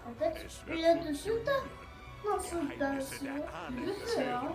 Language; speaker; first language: Turkish; early bilingual, heritage; German